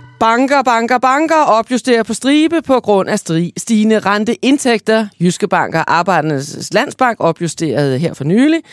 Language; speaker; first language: Danish; native; Danish